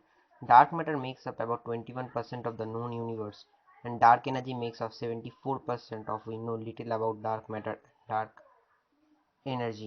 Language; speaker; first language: English; non-native, fluent; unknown